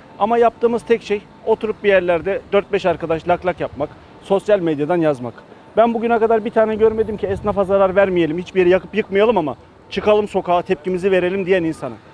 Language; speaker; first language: Turkish; early bilingual, heritage; Turkish